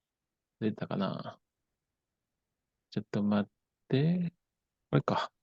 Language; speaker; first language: Japanese; non-native, fluent; Indonesian